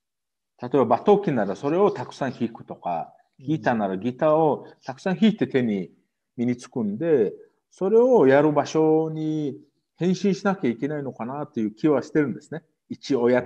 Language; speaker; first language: Japanese; non-native, fluent; Mongolian